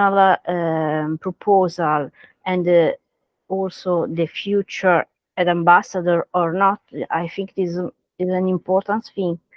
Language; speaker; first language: English; non-native, learner; Italian